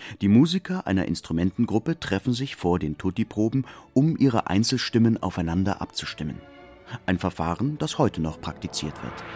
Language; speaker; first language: German; native; German